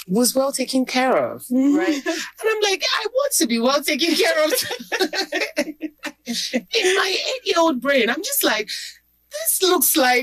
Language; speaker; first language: English; non-native, local second language; Igbo